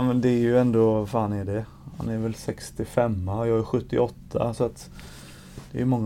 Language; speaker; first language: Swedish; native; Swedish